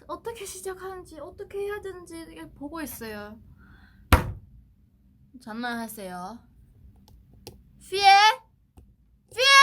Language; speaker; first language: Korean; non-native, fluent; Chinese